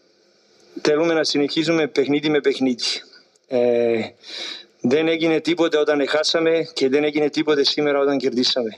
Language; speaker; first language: Greek; non-native, learner; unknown